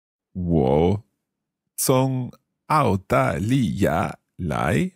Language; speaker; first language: Chinese; non-native, learner; English